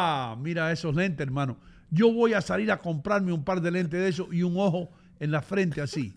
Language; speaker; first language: Spanish; native; Spanish